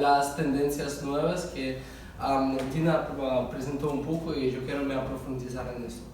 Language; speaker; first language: Spanish; non-native, fluent; Russian